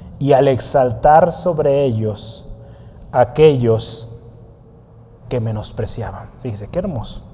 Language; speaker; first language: Spanish; native; Spanish